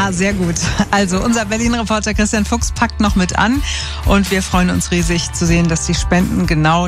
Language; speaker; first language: German; native; German